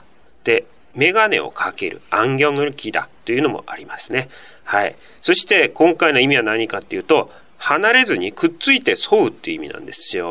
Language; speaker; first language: Japanese; native; Japanese